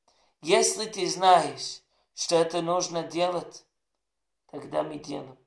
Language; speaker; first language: Russian; non-native, learner; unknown